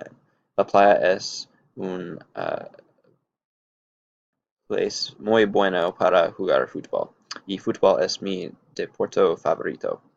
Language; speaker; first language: Spanish; non-native, learner; English